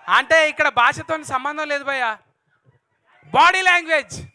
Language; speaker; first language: Telugu; native; Telugu